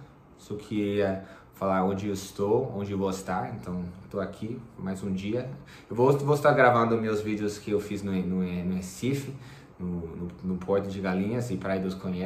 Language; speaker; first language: Portuguese; non-native, fluent; English